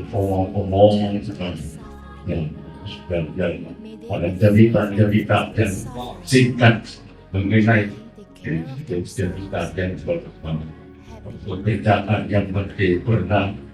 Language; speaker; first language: Indonesian; non-native, learner; Thai